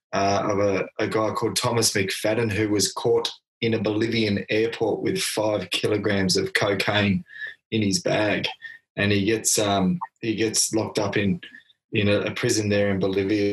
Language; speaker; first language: English; native; English